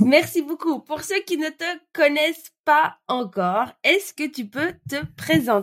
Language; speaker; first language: French; native; French